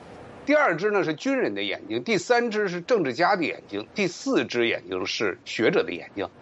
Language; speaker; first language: Chinese; native; Chinese